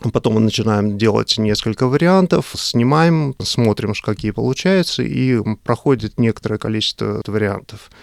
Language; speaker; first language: Russian; native; Russian